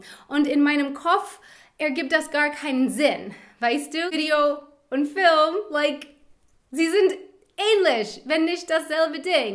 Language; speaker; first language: German; non-native, fluent; English